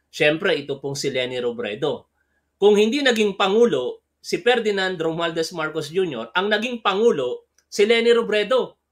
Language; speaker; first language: Filipino; native; Filipino